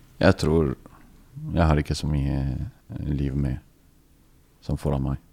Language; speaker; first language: Norwegian; non-native, learner; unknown